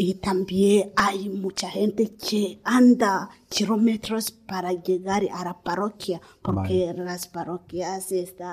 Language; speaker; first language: Spanish; non-native, learner; Kinyarwanda